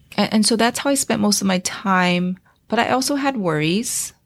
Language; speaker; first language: English; early bilingual, other home language; Chinese